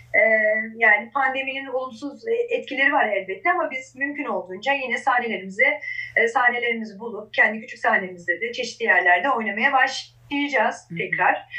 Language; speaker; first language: Turkish; non-native, local second language; Kurdish